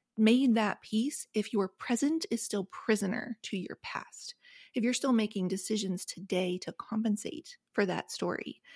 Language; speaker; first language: English; native; English